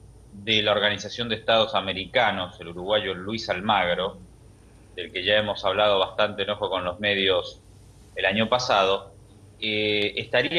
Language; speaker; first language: Spanish; native; Spanish